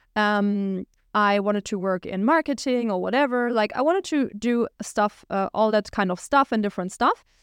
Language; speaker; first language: English; non-native, fluent; German